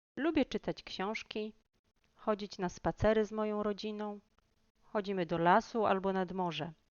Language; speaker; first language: Polish; native; Polish